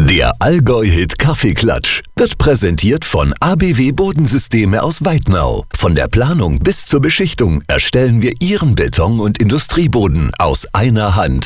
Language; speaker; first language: German; native; German